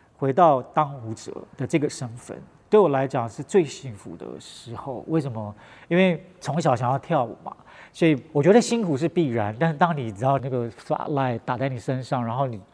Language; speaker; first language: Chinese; non-native, local second language; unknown